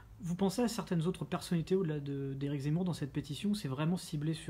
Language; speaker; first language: French; native; French